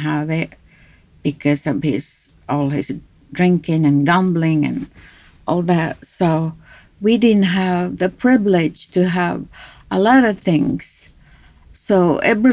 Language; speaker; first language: English; non-native, local second language; Cebuano